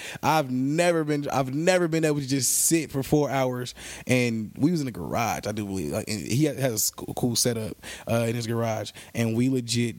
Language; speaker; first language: English; native; English